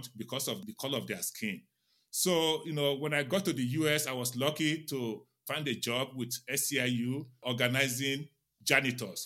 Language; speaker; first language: English; non-native, local second language; Yoruba